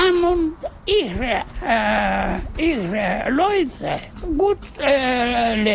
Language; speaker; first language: German; non-native, learner; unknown